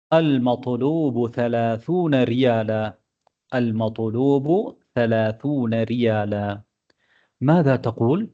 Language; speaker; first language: Arabic; non-native, fluent; Tamil